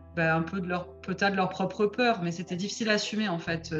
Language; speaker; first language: French; native; French